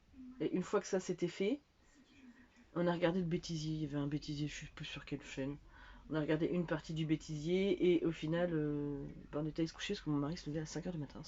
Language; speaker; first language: French; native; French